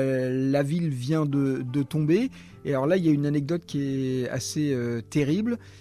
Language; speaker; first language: French; native; French